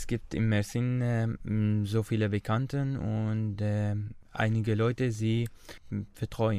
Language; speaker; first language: German; non-native, learner; Arabic